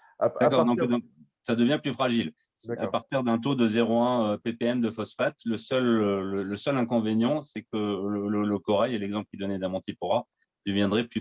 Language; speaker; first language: French; native; French